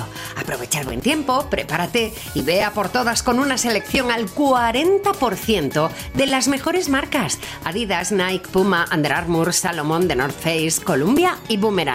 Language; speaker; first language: Spanish; native; Spanish